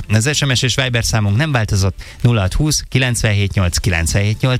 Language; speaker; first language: Hungarian; native; Hungarian